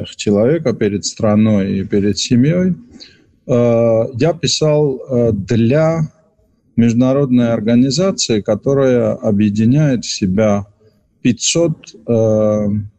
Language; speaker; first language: Russian; non-native, local second language; Georgian